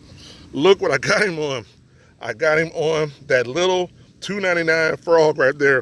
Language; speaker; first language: English; native; English